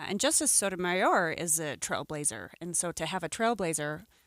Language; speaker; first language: English; native; English